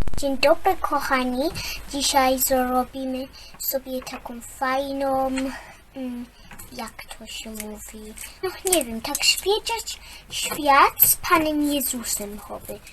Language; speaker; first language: Polish; non-native, learner; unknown